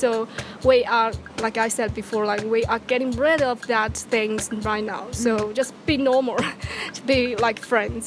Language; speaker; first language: English; non-native, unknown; Chinese